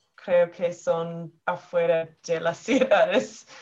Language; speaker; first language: Spanish; non-native, learner; English